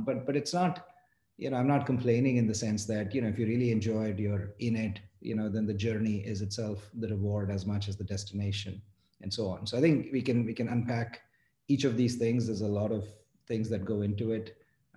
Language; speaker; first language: English; non-native, local second language; Gujarati